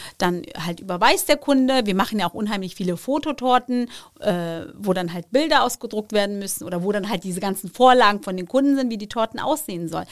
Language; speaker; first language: German; early bilingual, other home language; Turkish